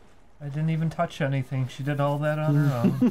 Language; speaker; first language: English; native; English